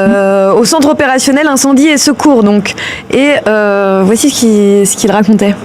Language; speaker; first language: French; native; French